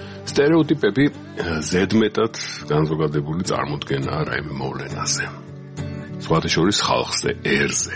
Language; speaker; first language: Georgian; native; Georgian